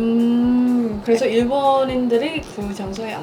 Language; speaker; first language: Korean; non-native, learner; Indonesian